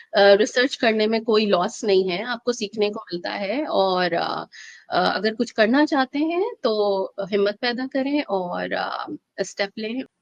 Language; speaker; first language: Urdu; native; Urdu